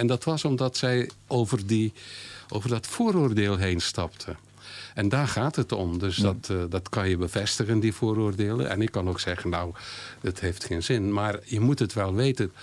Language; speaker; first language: Dutch; native; Dutch